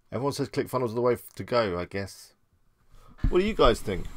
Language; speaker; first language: English; native; English